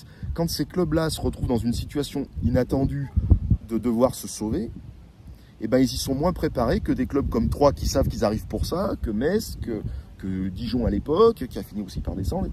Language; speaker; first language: French; native; French